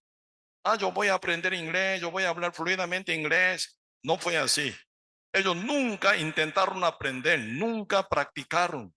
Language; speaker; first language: Spanish; non-native, learner; Korean